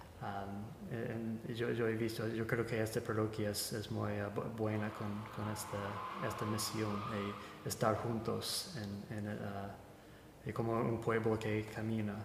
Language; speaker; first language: Spanish; non-native, fluent; English